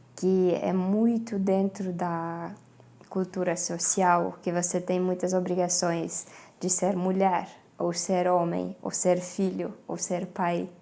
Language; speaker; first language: Portuguese; non-native, fluent; Estonian